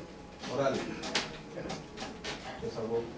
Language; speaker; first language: Spanish; native; Spanish